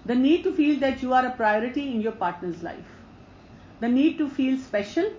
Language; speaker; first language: English; non-native, local second language; Urdu